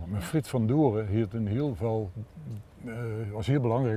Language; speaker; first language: Dutch; native; Dutch